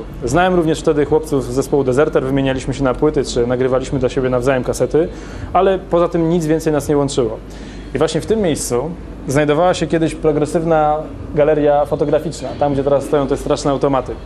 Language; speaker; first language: Polish; native; Polish